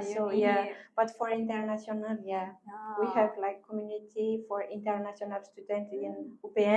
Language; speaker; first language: English; non-native, learner; Malagasy